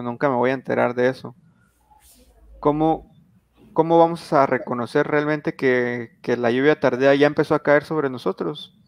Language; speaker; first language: Spanish; native; Spanish